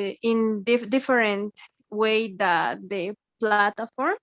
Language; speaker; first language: English; non-native, learner; Spanish